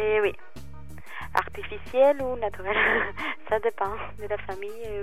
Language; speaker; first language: French; non-native, fluent; Spanish